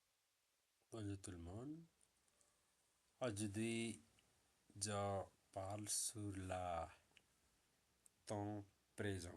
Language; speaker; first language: French; non-native, learner; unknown